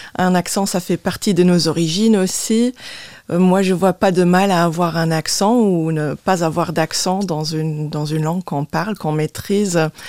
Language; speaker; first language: French; non-native, local second language; Luxembourgish